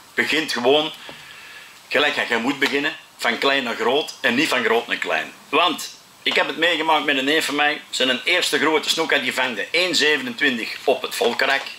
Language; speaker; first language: Dutch; native; Dutch